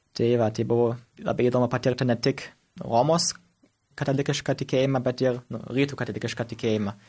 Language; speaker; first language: Lithuanian; early bilingual, heritage; Lithuanian